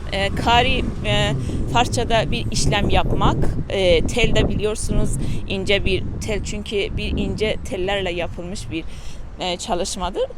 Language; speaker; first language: Turkish; non-native, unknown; Persian